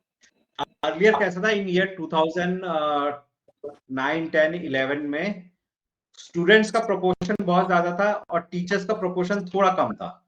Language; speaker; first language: Hindi; native; Hindi